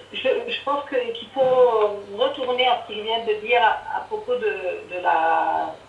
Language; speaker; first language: French; non-native, fluent; Arabic